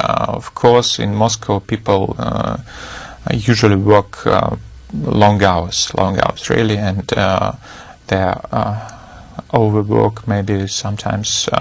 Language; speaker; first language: English; non-native, fluent; Russian